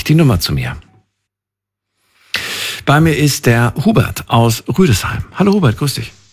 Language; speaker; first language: German; native; German